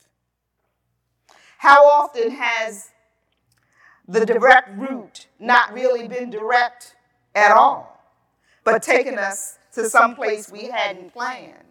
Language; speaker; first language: English; native; English